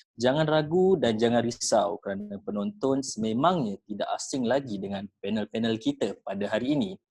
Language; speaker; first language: Malay; native; Malay